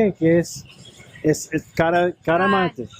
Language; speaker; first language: Spanish; non-native, learner; English